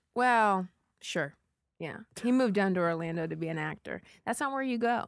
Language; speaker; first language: English; native; English